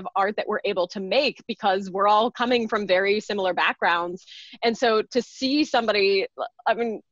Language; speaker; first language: English; native; English